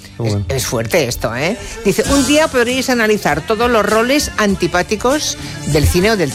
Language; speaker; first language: Spanish; native; Spanish